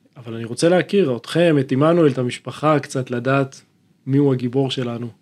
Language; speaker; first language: Hebrew; native; Hebrew